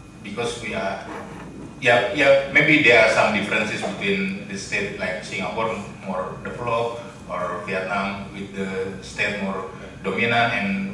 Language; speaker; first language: English; non-native, learner; Indonesian